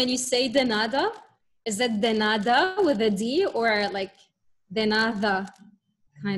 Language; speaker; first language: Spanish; non-native, learner; Arabic